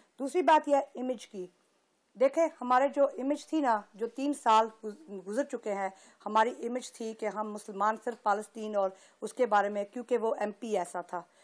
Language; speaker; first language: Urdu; early bilingual, heritage; Urdu